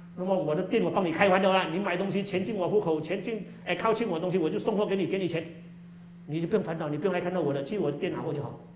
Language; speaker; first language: Chinese; native; Chinese